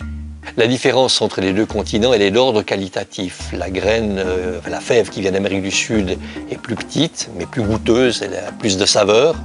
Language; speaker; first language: French; native; French